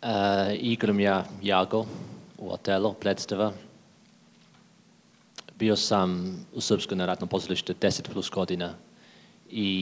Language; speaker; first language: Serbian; non-native, learner; English